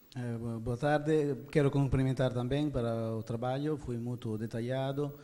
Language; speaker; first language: Portuguese; non-native, learner; Italian